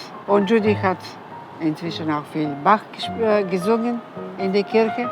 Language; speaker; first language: German; non-native, fluent; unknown